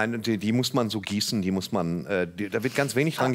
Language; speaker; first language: German; native; German